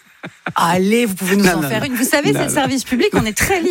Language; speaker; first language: French; native; French